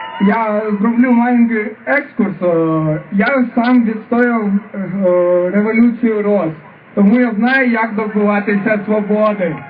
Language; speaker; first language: Ukrainian; non-native, fluent; Georgian